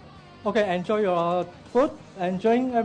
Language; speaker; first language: English; non-native, local second language; Cantonese